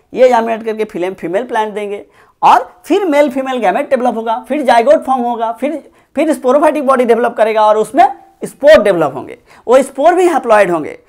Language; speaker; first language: Hindi; non-native, local second language; Bangla